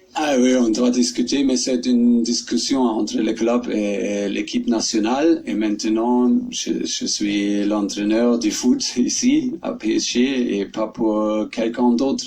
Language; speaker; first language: French; non-native, learner; German